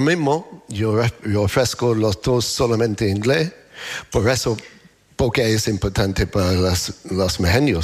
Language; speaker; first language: Spanish; non-native, learner; English